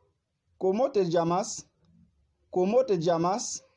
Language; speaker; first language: Spanish; non-native, learner; Haitian Creole